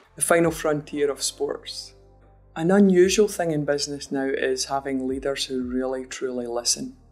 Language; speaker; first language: English; native; English